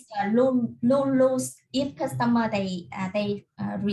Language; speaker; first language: English; non-native, learner; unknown